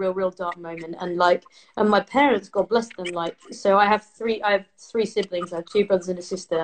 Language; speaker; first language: English; native; English